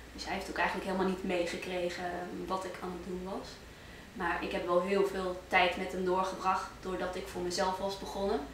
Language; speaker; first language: Dutch; early bilingual, other home language; Arabic